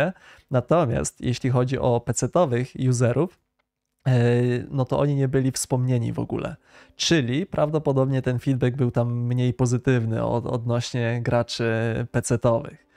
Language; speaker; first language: Polish; native; Polish